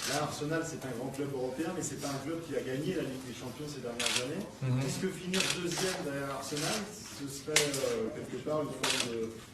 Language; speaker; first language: French; native; French